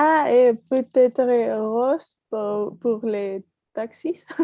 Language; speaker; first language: French; non-native, learner; Spanish